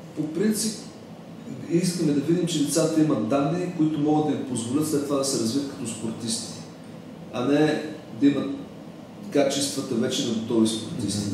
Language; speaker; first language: Bulgarian; native; Bulgarian